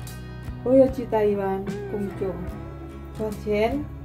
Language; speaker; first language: Chinese; non-native, learner; Indonesian